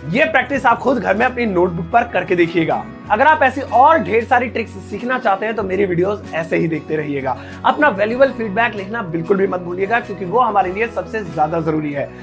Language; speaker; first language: Hindi; native; Hindi